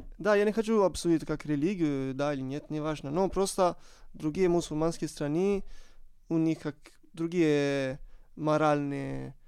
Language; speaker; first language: Russian; non-native, learner; Italian